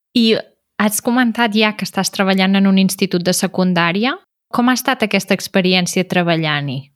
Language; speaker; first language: Catalan; native; Catalan